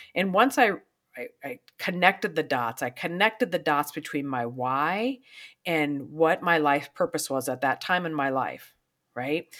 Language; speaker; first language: English; native; English